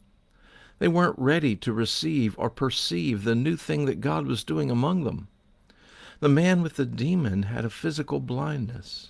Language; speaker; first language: English; native; English